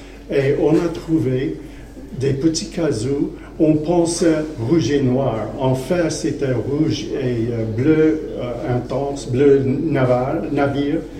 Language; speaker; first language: French; non-native, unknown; English